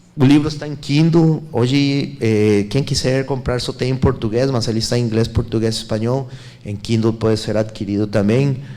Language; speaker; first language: Portuguese; non-native, fluent; Spanish